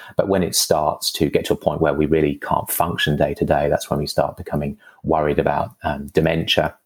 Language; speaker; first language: English; native; English